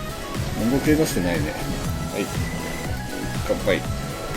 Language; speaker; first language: Japanese; native; Japanese